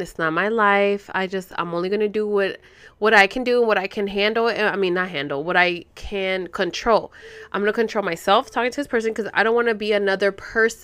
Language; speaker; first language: English; early bilingual, other home language; Spanish